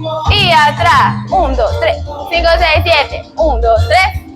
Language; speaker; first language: Spanish; native; Spanish